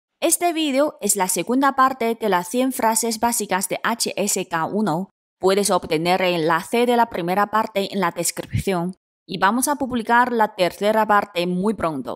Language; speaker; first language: Spanish; non-native, fluent; Chinese